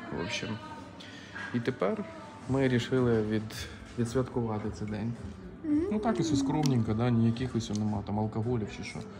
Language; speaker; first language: Ukrainian; non-native, local second language; Russian